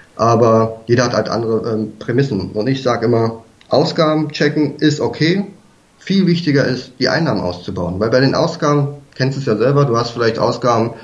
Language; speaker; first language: German; native; German